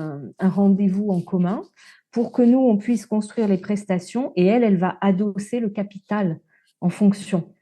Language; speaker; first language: French; native; French